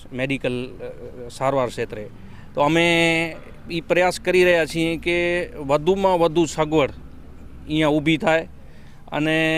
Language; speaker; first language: Gujarati; non-native, local second language; Kachhi